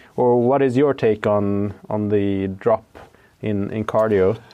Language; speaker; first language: English; non-native, fluent; Swedish